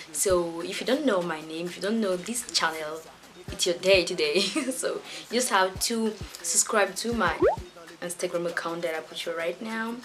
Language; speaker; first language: English; non-native, learner; French